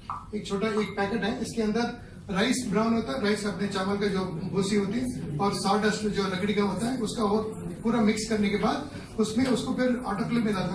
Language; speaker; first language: Hindi; native; Hindi